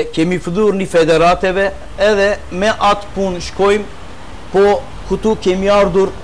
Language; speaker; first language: Albanian; early bilingual, heritage; Albanian